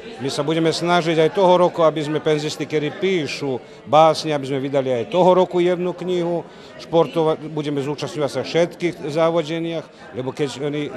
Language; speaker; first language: Slovak; native; Slovak